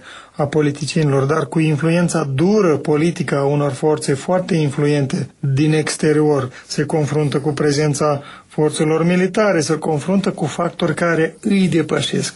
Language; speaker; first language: Romanian; native; Romanian